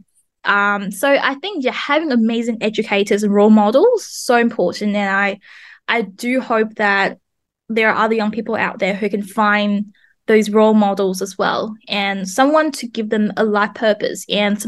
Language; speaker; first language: English; non-native, fluent; Vietnamese